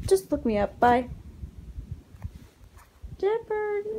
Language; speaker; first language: English; native; English